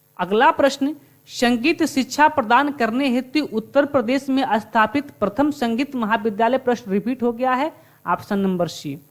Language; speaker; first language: Hindi; native; Hindi